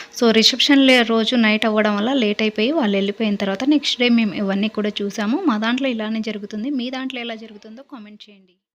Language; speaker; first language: Telugu; non-native, local second language; Lambadi